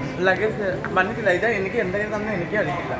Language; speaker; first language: Malayalam; non-native, learner; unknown